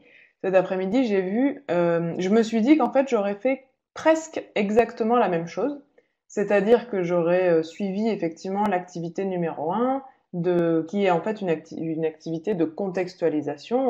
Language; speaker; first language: French; native; French